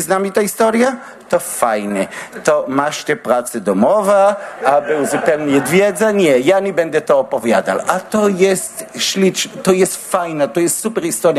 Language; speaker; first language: Polish; non-native, learner; Hebrew